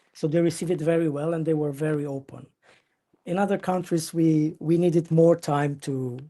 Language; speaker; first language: English; non-native, fluent; Romanian